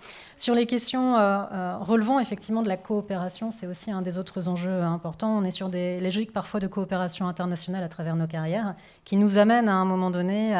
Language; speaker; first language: French; native; French